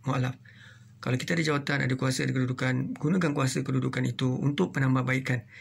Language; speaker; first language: Malay; non-native, local second language; Tamil